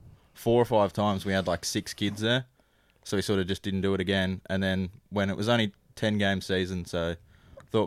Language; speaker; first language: English; native; English